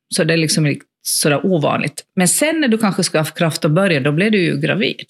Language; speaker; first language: Swedish; native; Swedish